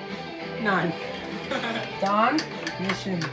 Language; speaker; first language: German; non-native, learner; English